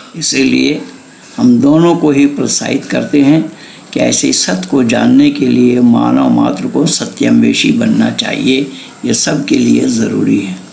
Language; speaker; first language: Hindi; native; Hindi